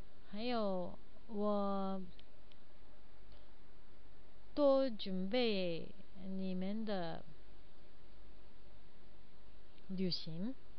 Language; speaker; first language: Chinese; non-native, learner; Japanese